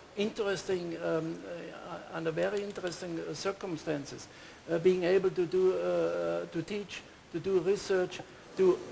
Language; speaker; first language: English; non-native, fluent; German